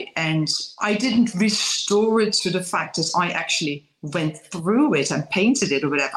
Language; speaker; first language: English; non-native, fluent; Dutch